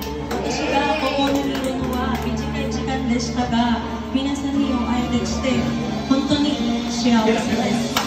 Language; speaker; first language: Japanese; non-native, learner; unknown